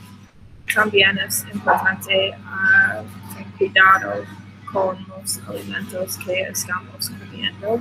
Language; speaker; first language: Spanish; non-native, learner; English